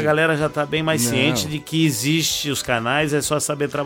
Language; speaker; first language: Portuguese; native; Portuguese